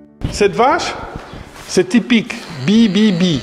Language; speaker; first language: French; native; French